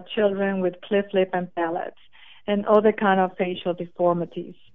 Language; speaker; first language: English; non-native, fluent; Spanish